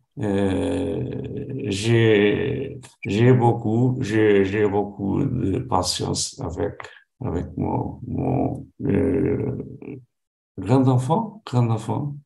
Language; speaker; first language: French; non-native, learner; Portuguese